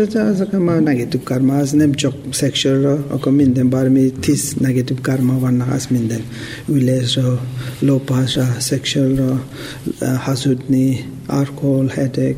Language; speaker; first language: Hungarian; non-native, learner; Tibetan